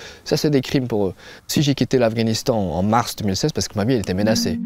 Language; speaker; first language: French; non-native, fluent; Persian